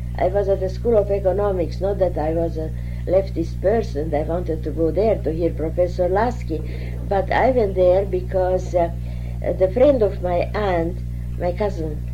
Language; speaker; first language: English; non-native, fluent; Hungarian